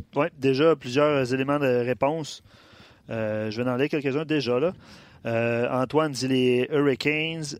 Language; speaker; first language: French; native; French